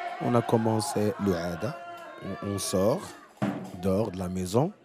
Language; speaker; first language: French; non-native, learner; Arabic